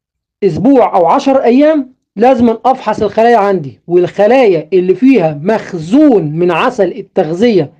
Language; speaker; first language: Arabic; native; Arabic